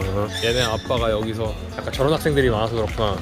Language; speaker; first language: Korean; native; Korean